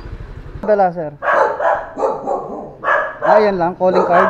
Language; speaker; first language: Filipino; native; Filipino